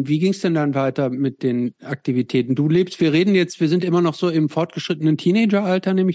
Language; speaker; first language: German; native; German